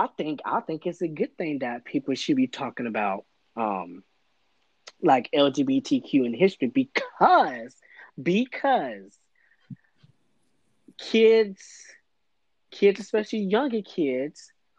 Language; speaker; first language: English; native; English